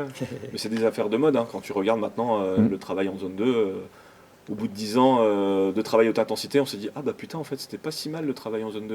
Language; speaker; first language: French; native; French